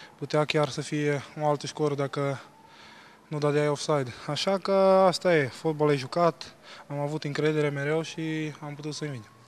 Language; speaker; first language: Romanian; non-native, fluent; Portuguese